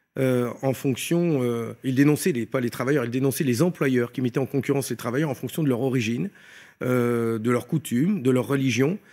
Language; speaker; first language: French; native; French